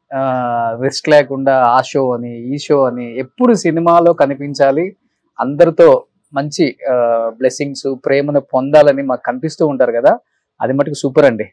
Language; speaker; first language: Telugu; native; Telugu